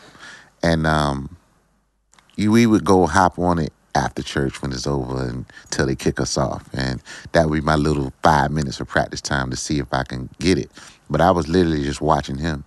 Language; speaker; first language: English; native; English